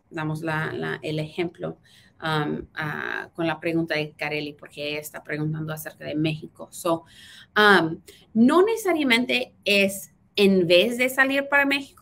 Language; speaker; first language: Spanish; early bilingual, heritage; Spanish